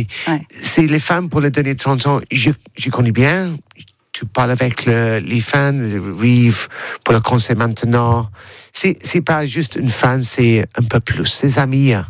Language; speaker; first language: French; non-native, learner; English